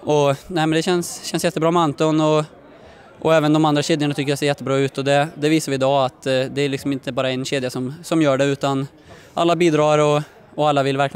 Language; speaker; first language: Swedish; native; Swedish